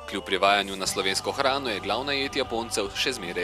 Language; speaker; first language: Slovenian; native; Slovenian